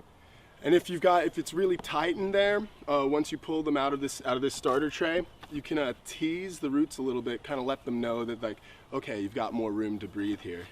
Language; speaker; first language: English; native; English